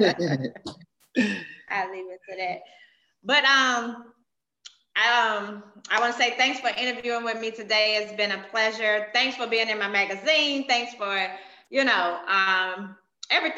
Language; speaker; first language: English; native; English